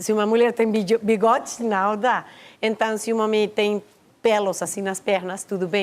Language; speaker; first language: Portuguese; non-native, fluent; Spanish